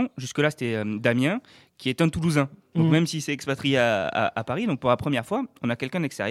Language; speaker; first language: French; native; French